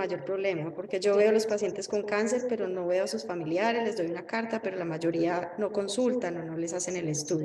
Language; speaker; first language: Spanish; native; Spanish